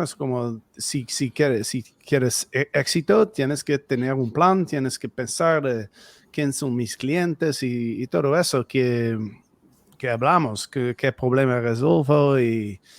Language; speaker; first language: Spanish; non-native, fluent; Dutch